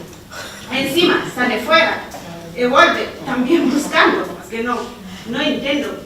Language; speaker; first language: Spanish; non-native, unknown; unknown